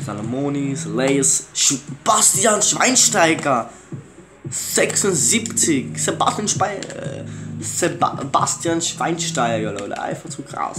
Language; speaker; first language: German; early bilingual, other home language; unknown